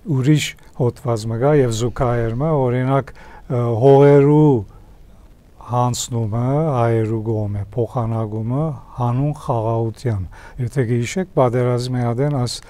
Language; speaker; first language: Armenian; early bilingual, heritage; Armenian